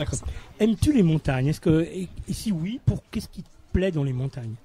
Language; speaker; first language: French; native; French